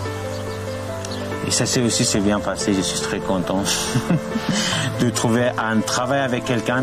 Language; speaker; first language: French; non-native, learner; Arabic